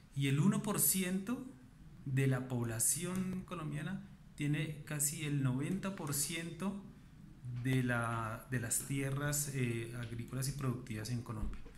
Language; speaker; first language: Spanish; native; Spanish